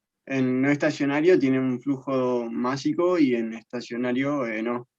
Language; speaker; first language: Spanish; native; Spanish